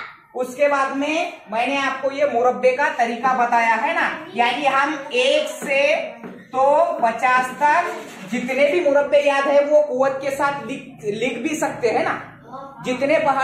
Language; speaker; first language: Hindi; native; Hindi